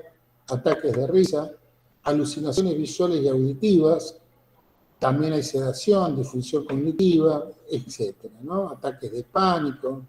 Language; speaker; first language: Spanish; native; Spanish